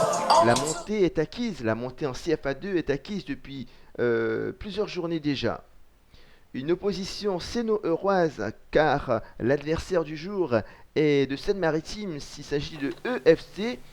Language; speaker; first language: French; native; French